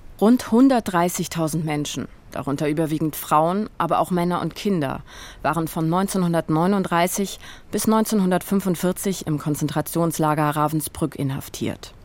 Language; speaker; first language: German; native; German